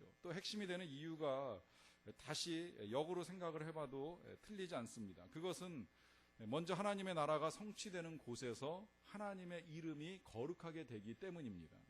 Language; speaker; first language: Korean; native; Korean